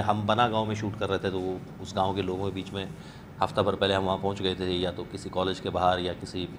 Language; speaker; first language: Hindi; native; Hindi